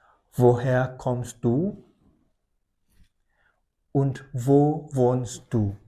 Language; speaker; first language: German; non-native, fluent; Indonesian